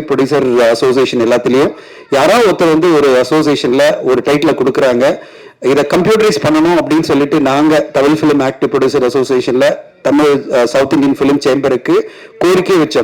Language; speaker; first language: Tamil; native; Tamil